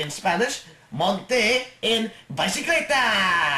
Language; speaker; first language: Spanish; non-native, learner; English